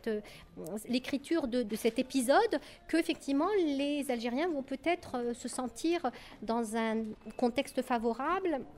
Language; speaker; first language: French; native; French